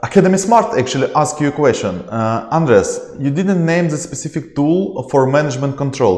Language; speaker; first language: English; non-native, learner; Ukrainian